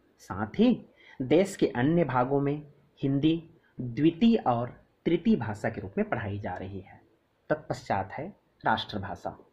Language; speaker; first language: Hindi; native; Hindi